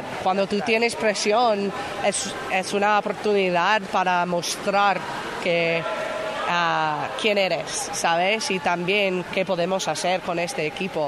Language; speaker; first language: Spanish; non-native, fluent; English